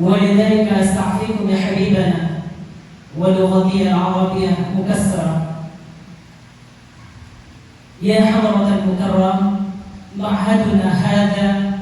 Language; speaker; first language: Arabic; non-native, fluent; Achinese